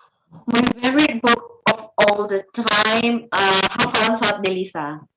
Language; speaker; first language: English; non-native, learner; Indonesian